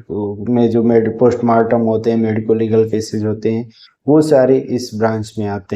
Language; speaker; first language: Hindi; native; Hindi